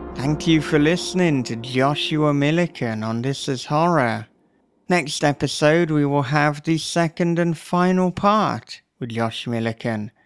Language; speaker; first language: English; native; English